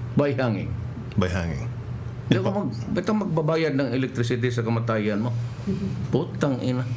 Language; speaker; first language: Filipino; non-native, local second language; Cebuano